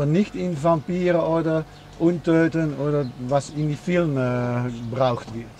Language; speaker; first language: German; non-native, fluent; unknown